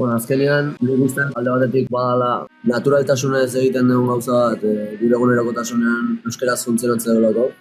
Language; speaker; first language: Basque; native; Basque